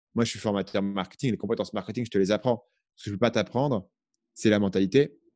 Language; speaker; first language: French; native; French